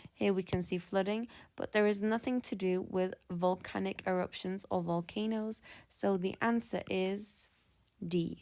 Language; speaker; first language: English; non-native, fluent; Turkish